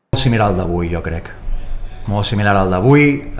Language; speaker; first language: Spanish; native; Spanish